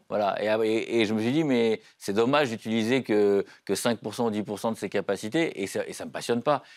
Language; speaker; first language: French; native; French